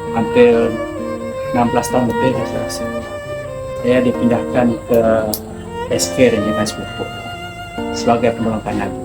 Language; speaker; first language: Malay; non-native, local second language; Iban